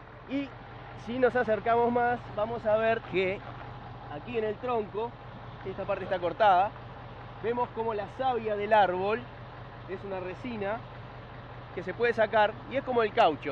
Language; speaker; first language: Spanish; native; Spanish